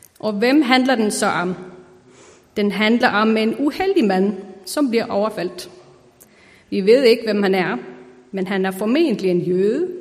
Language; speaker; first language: Danish; non-native, fluent; Icelandic